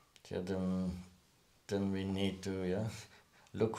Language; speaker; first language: English; non-native, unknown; Dutch